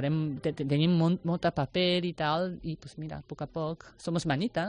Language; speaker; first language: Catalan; non-native, learner; Japanese